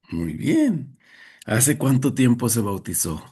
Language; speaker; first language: Spanish; native; Spanish